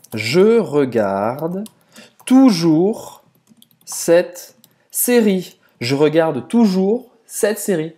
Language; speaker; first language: French; native; French